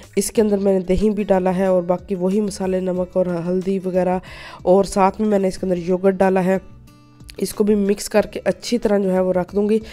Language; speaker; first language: Urdu; non-native, local second language; Punjabi